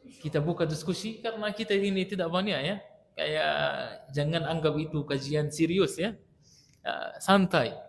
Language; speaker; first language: Malay; non-native, fluent; Arabic